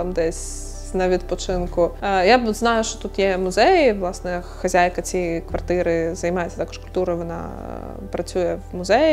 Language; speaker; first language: Ukrainian; native; Ukrainian